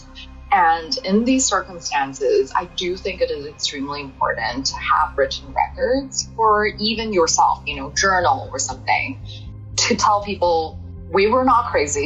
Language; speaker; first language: English; non-native, local second language; Cantonese